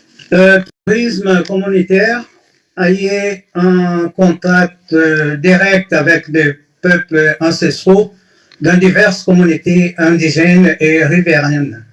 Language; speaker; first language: French; non-native, fluent; Portuguese